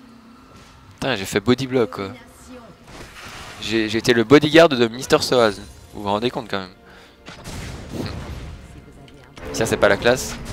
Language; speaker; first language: French; native; French